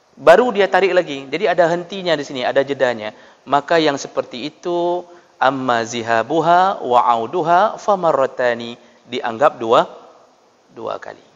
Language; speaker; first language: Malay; non-native, local second language; Achinese